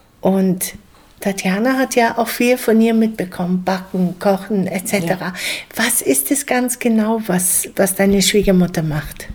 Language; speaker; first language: German; native; German